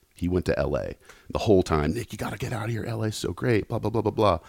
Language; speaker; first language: English; native; English